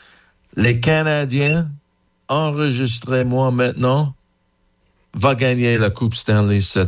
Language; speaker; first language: French; non-native, learner; English